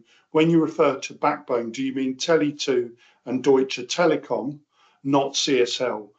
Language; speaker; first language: English; native; English